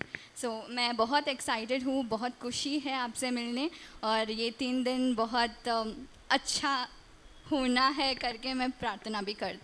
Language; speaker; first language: Hindi; non-native, local second language; Kannada